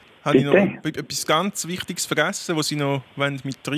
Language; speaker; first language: German; native; German